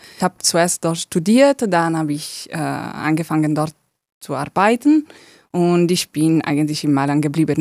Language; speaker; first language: German; non-native, fluent; Italian